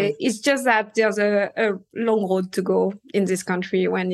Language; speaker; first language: English; non-native, fluent; French